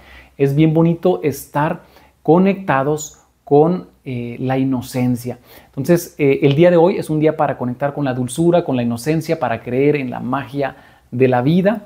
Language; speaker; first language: Spanish; native; Spanish